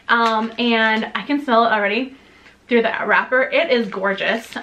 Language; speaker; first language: English; native; English